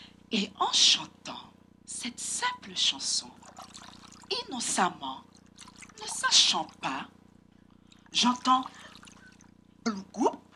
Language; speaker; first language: French; non-native, local second language; Haitian Creole